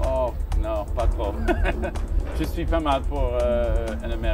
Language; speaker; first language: French; non-native, learner; English